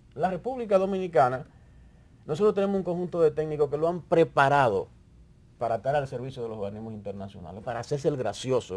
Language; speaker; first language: Spanish; native; Spanish